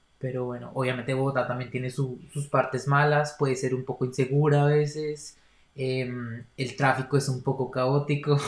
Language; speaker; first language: Spanish; native; Spanish